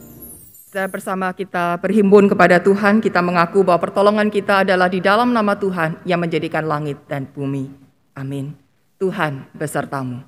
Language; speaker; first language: Indonesian; native; Indonesian